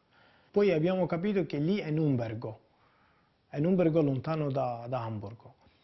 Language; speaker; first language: Italian; non-native, fluent; Kurdish